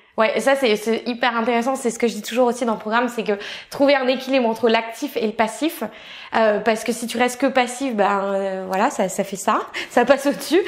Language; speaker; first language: French; native; French